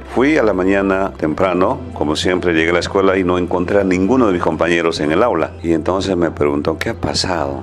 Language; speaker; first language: Spanish; non-native, local second language; Quechua